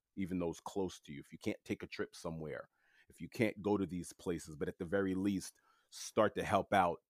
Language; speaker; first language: English; early bilingual, other home language; French